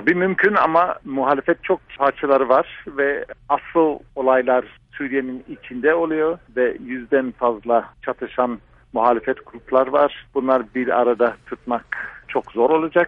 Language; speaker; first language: Turkish; non-native, fluent; English